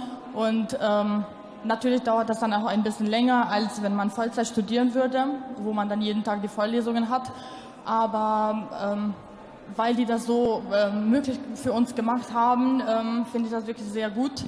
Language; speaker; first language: German; non-native, local second language; Albanian